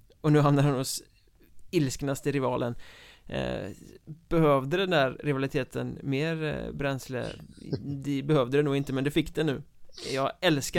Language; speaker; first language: Swedish; native; Swedish